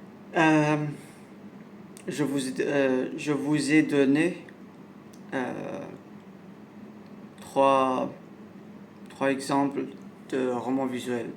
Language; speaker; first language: French; non-native, learner; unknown